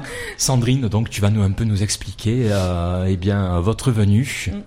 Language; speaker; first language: French; native; French